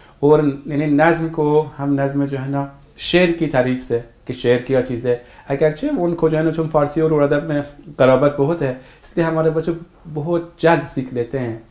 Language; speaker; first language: Urdu; non-native, fluent; Persian